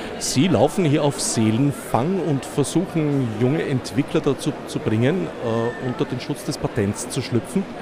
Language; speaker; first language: German; native; German